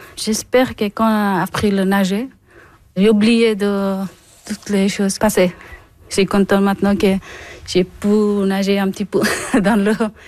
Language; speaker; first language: French; non-native, learner; Persian